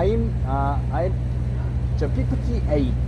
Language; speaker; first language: English; non-native, learner; Korean